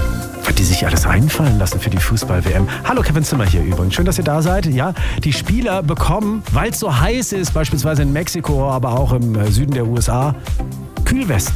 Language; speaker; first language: German; native; German